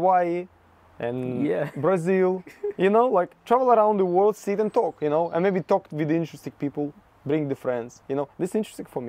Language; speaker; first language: English; non-native, fluent; Russian